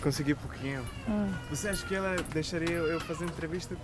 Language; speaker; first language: Portuguese; non-native, fluent; Spanish